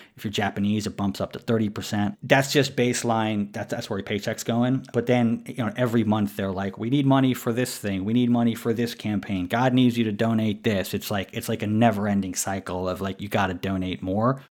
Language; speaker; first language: English; native; English